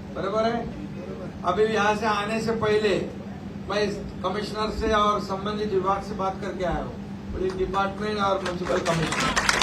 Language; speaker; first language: Hindi; non-native, local second language; Marathi